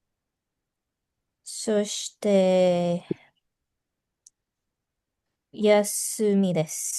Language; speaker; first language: Japanese; non-native, learner; Indonesian